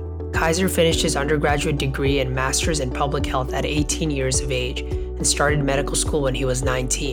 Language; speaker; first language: English; non-native, local second language; Bangla